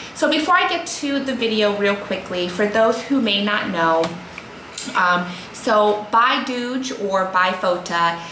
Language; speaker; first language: English; native; English